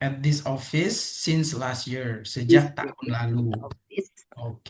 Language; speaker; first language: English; non-native, fluent; Indonesian